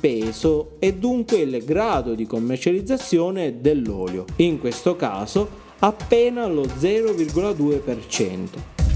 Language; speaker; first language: Italian; native; Italian